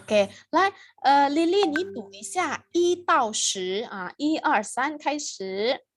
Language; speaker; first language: Chinese; non-native, fluent; Indonesian